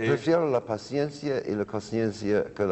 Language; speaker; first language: Spanish; non-native, learner; English